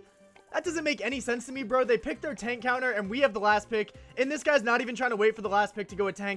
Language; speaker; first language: English; native; English